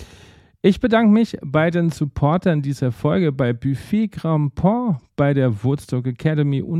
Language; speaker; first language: German; native; German